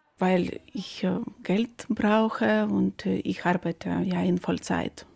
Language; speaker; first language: German; non-native, learner; Ukrainian